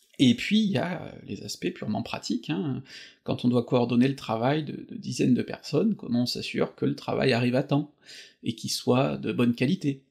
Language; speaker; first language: French; native; French